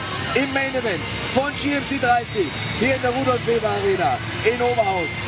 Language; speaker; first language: German; native; German